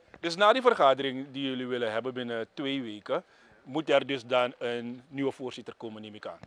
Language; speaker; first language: Dutch; native; Dutch